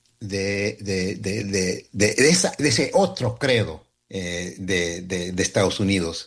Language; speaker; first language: Spanish; early bilingual, heritage; Spanish